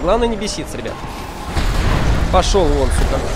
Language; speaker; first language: Russian; native; Russian